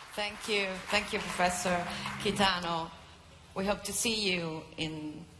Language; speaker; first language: English; non-native, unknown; Italian